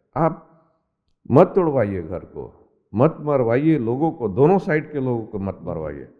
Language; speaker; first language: Hindi; native; Hindi